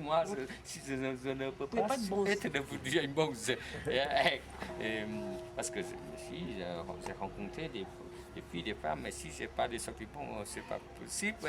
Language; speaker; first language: French; non-native, fluent; Vietnamese